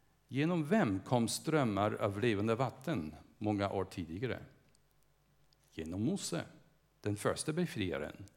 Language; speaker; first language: Swedish; non-native, fluent; English